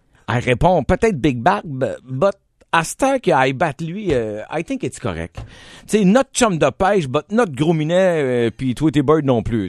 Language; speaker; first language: French; native; French